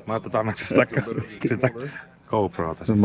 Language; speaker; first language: Finnish; native; Finnish